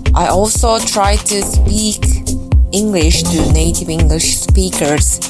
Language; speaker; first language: English; non-native, fluent; Japanese